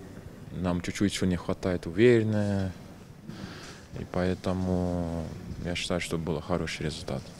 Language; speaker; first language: Russian; non-native, learner; Portuguese